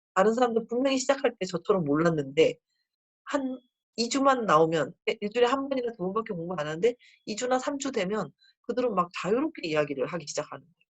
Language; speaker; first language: Korean; native; Korean